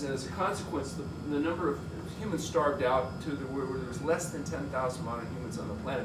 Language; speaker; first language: English; native; English